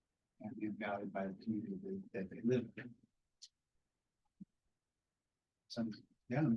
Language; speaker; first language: English; native; English